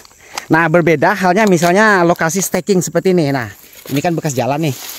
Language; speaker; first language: Indonesian; native; Indonesian